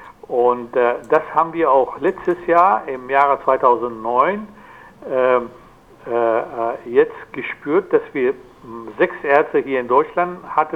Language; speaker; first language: German; non-native, fluent; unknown